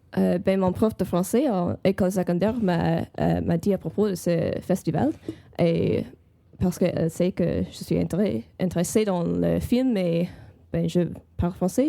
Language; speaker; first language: French; non-native, fluent; English